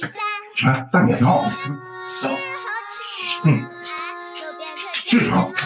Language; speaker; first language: Chinese; native; Chinese